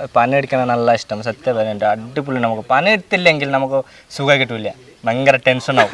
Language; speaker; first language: Malayalam; non-native, local second language; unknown